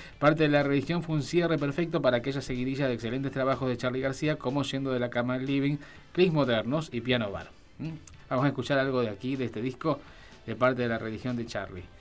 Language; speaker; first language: Spanish; native; Spanish